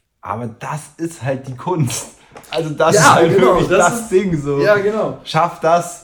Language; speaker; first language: German; native; German